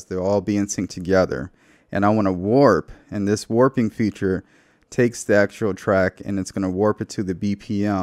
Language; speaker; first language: English; native; English